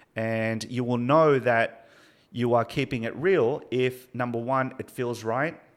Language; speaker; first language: English; early bilingual, other home language; Spanish